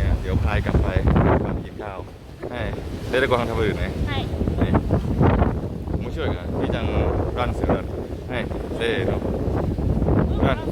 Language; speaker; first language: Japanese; non-native, learner; Thai